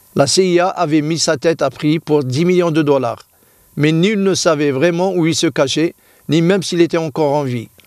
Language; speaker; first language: French; non-native, local second language; Arabic